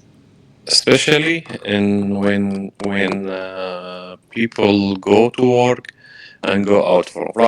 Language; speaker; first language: English; non-native, learner; Arabic